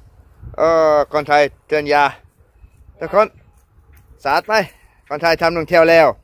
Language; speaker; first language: Thai; non-native, learner; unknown